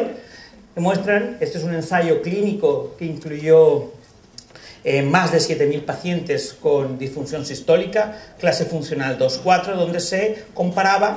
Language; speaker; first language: Spanish; native; Spanish